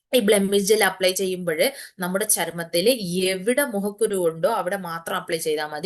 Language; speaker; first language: Malayalam; early bilingual, heritage; Malayalam